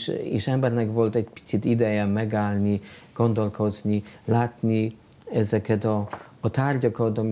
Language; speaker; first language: Hungarian; non-native, fluent; Polish